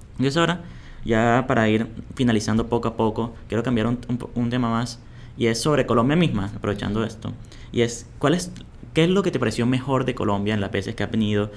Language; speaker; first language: Spanish; native; Spanish